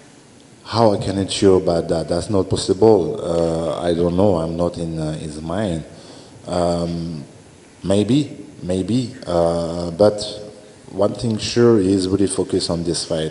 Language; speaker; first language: English; non-native, learner; French